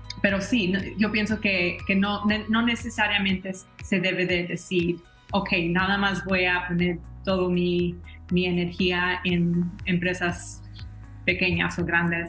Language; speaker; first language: Spanish; early bilingual, heritage; Spanish